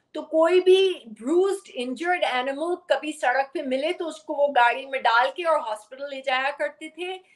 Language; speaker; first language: Urdu; native; Urdu